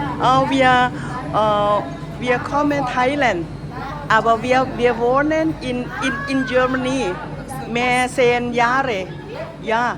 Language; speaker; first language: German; non-native, learner; Thai